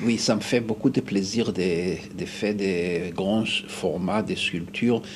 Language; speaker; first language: French; non-native, fluent; Hebrew